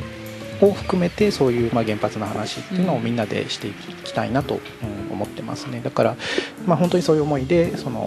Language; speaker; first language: Japanese; native; Japanese